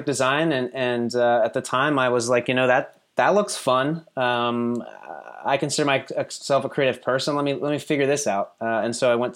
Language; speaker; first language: English; native; English